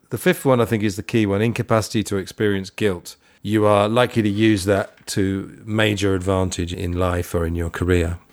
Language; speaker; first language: English; native; English